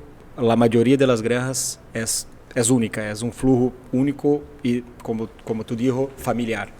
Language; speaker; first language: Spanish; non-native, fluent; Portuguese